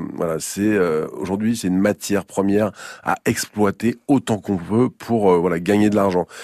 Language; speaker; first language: French; native; French